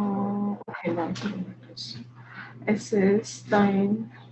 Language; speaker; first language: German; non-native, learner; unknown